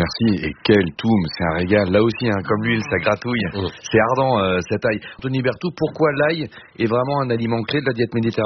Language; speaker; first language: French; native; French